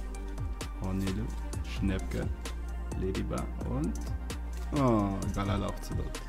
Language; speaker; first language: German; native; German